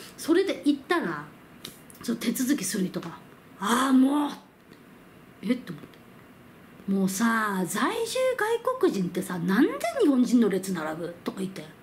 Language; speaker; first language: Japanese; non-native, fluent; Korean